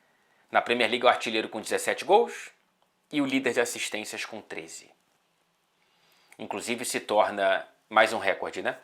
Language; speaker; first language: Portuguese; native; Portuguese